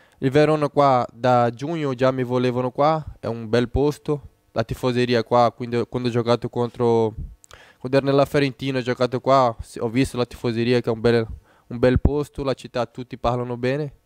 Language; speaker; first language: Italian; non-native, fluent; Portuguese